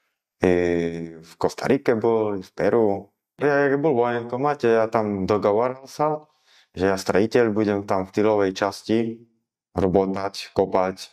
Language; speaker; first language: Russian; non-native, learner; Slovak